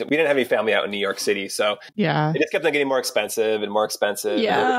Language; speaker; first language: English; native; English